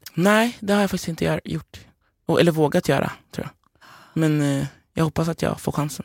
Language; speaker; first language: Swedish; early bilingual, other home language; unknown